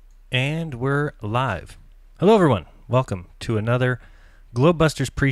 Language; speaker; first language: English; native; English